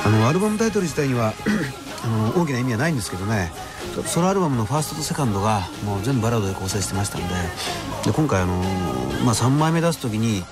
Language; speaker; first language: Japanese; native; Japanese